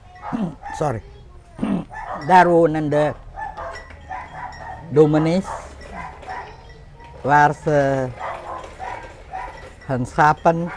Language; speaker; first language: Dutch; non-native, fluent; Indonesian